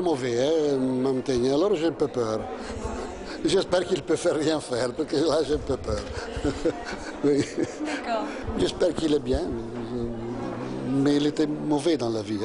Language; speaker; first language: French; non-native, fluent; Italian